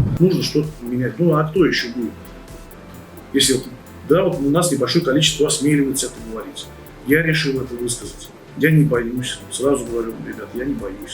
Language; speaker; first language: Russian; native; Russian